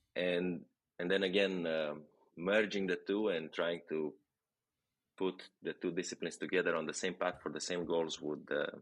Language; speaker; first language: English; non-native, fluent; Romanian